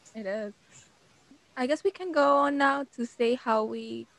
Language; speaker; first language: English; non-native, fluent; Spanish